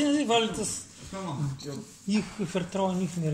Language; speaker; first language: German; non-native, learner; Bulgarian